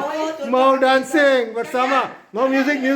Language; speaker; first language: Indonesian; non-native, learner; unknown